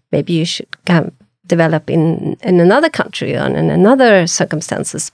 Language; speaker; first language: English; non-native, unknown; Swedish